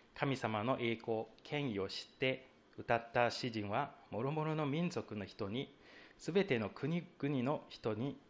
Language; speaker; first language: Japanese; non-native, fluent; Chinese